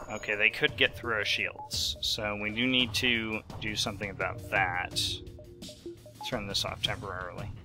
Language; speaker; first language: English; native; English